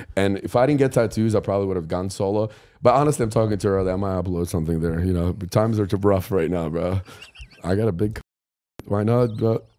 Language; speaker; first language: English; non-native, fluent; Ukrainian